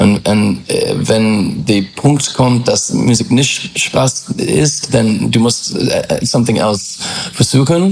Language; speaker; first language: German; non-native, learner; English